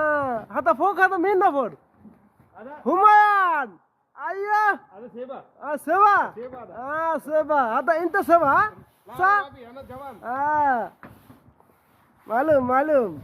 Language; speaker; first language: Arabic; non-native, learner; Bangla